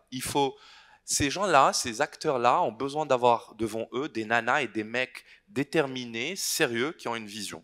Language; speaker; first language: French; non-native, local second language; Arabic